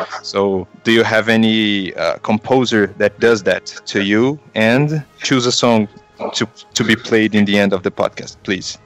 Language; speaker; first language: English; non-native, fluent; Portuguese